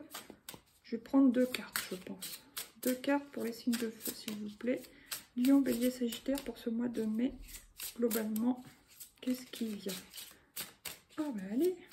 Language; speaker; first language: French; native; French